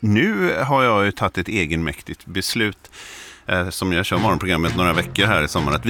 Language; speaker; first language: Swedish; native; Swedish